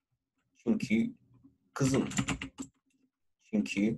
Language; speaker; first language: Turkish; non-native, fluent; Urdu